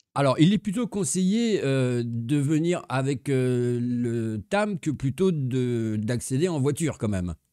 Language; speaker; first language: French; native; French